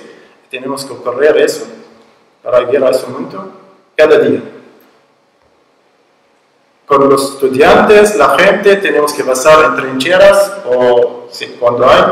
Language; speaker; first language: Spanish; non-native, learner; Arabic